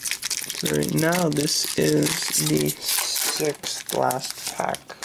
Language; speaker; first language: English; native; English